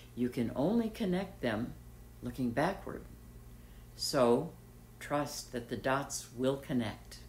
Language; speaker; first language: English; native; English